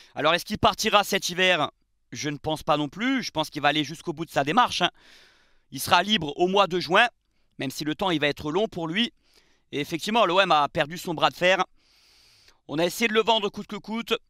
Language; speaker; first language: French; native; French